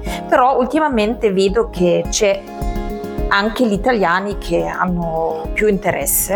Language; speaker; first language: Italian; non-native, fluent; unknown